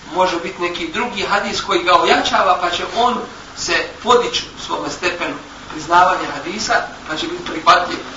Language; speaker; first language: Bosnian; native; Bosnian